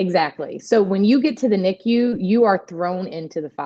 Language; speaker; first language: English; native; English